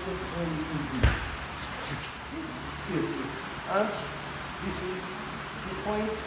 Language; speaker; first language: English; non-native, learner; Japanese